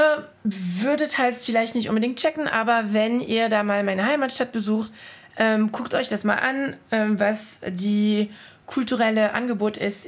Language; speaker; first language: German; non-native, fluent; French